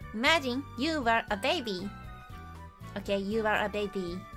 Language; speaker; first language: English; non-native, learner; Japanese